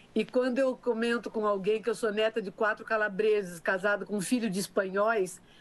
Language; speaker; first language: Portuguese; native; Portuguese